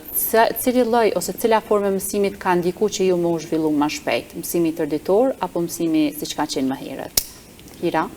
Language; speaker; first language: Albanian; native; Albanian